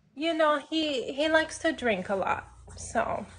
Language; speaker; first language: English; native; English